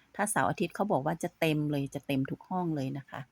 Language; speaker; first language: Thai; native; Thai